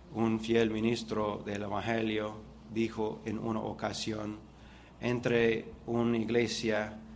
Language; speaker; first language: Spanish; non-native, fluent; English